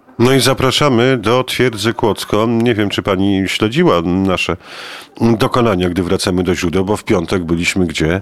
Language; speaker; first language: Polish; native; Polish